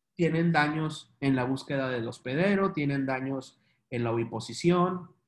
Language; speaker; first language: Spanish; native; Spanish